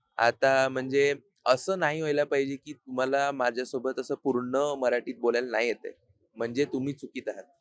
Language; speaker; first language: Marathi; native; Marathi